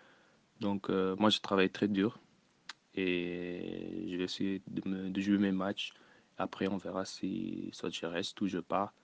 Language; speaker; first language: French; early bilingual, other home language; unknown